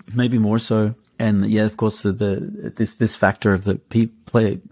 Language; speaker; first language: English; native; English